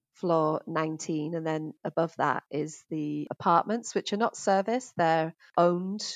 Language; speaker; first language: English; native; English